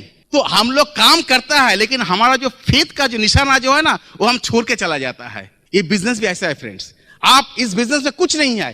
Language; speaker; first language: Hindi; non-native, local second language; Bangla